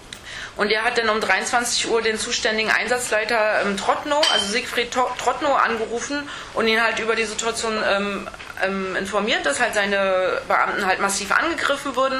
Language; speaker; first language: German; native; German